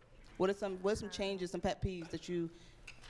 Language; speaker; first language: English; native; English